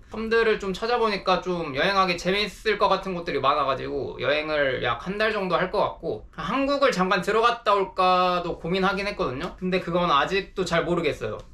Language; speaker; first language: Korean; native; Korean